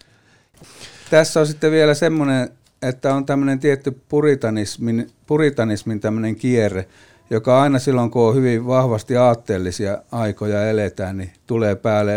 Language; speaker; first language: Finnish; native; Finnish